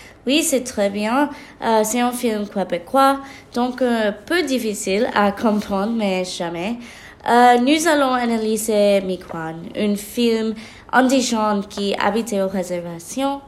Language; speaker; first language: French; non-native, learner; English